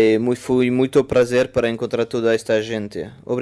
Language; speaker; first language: Portuguese; non-native, fluent; French